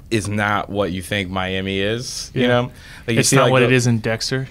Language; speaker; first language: English; native; English